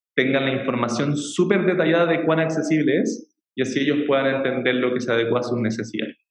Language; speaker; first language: Spanish; native; Spanish